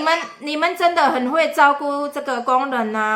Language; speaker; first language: Chinese; non-native, fluent; Indonesian